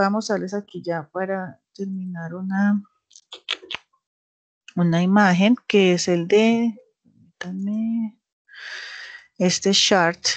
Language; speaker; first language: Spanish; native; Spanish